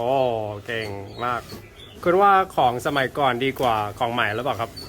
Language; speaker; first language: Thai; non-native, fluent; English